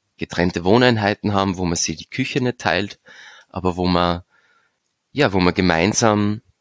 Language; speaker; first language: German; native; German